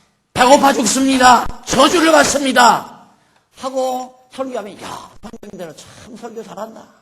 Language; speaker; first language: Korean; native; Korean